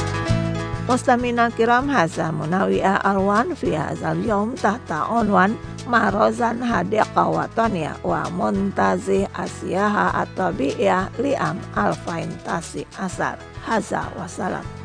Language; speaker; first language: Arabic; non-native, fluent; Indonesian